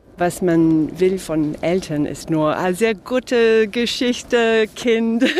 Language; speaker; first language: German; non-native, fluent; English